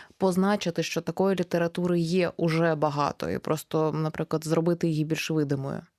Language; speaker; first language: Ukrainian; native; Ukrainian